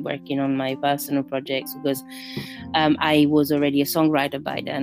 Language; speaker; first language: English; non-native, fluent; Italian